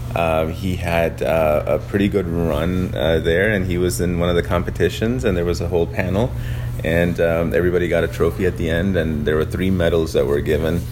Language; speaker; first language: English; early bilingual, other home language; Urdu